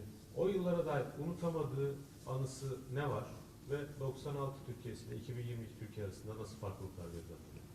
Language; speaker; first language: Turkish; native; Turkish